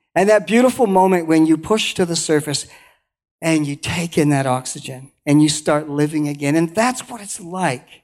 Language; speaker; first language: English; native; English